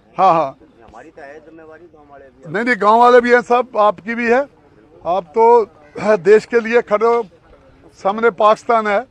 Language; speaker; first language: Hindi; non-native, local second language; Punjabi